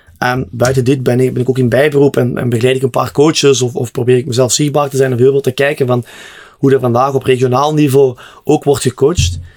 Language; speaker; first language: Dutch; native; Dutch